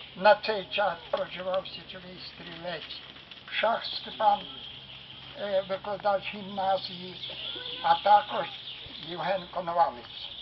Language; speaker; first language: Ukrainian; native; Ukrainian